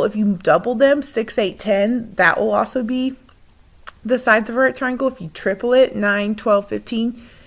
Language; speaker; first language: English; native; English